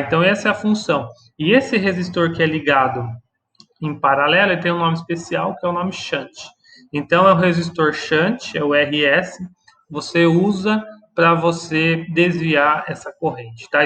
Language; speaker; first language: Portuguese; native; Portuguese